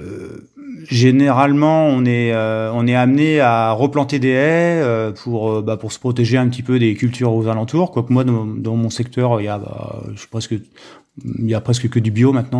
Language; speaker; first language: French; native; French